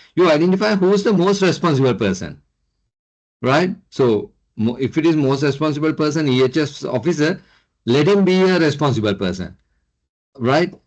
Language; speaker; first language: English; non-native, local second language; Sinhala